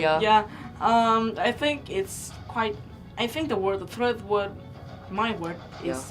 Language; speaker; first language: English; non-native, learner; Vietnamese